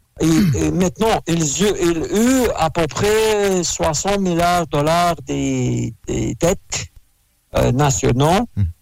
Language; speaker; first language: French; non-native, learner; Russian